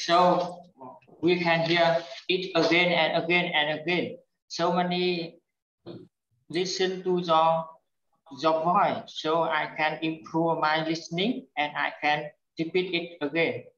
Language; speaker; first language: English; non-native, learner; Vietnamese